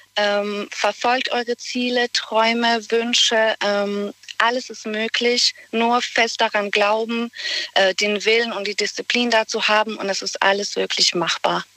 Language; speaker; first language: German; non-native, fluent; Bosnian